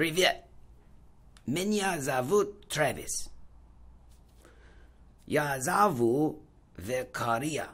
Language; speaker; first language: Russian; non-native, learner; English